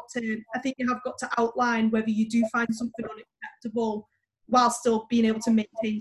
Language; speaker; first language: English; native; English